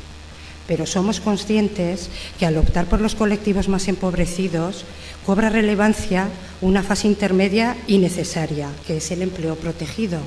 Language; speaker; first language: Spanish; native; Spanish